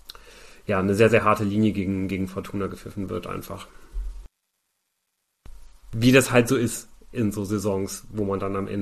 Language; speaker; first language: German; native; German